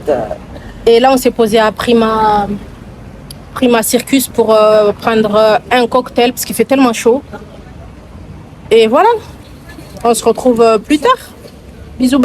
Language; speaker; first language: French; native; French